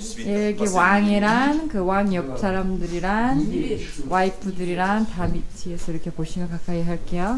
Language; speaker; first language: Korean; non-native, fluent; Uzbek